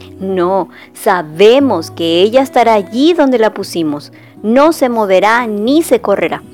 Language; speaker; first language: Spanish; native; Spanish